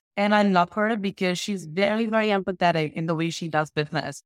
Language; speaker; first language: English; non-native, local second language; Hindi